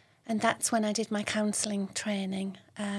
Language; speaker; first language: English; native; English